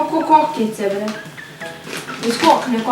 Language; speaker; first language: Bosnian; early bilingual, heritage; Serbian